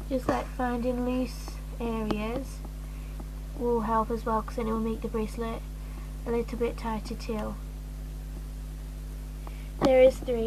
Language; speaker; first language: English; native; English